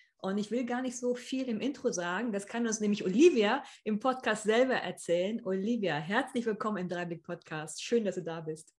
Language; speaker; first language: German; native; German